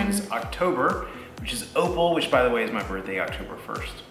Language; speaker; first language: English; native; English